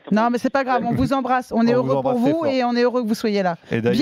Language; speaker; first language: French; native; French